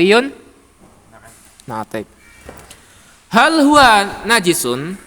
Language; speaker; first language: Arabic; non-native, local second language; Indonesian